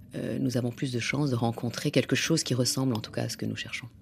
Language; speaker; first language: French; non-native, fluent; Persian